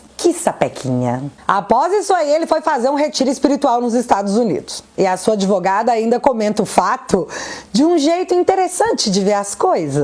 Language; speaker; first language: Portuguese; native; Portuguese